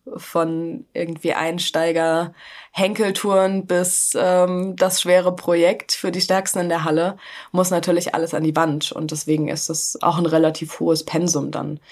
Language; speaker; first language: German; native; German